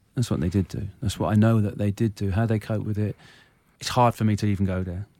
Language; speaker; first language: English; native; English